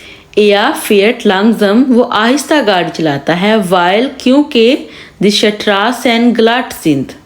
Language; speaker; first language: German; non-native, fluent; Urdu